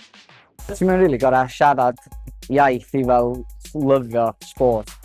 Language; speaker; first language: Welsh; native; Welsh